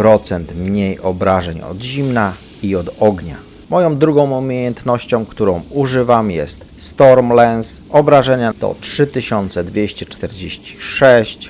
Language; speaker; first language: Polish; native; Polish